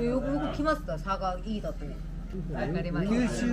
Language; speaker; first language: Japanese; non-native, learner; Korean